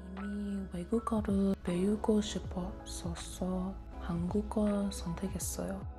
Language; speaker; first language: Korean; non-native, fluent; English